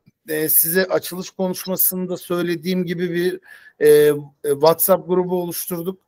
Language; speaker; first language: Turkish; native; Turkish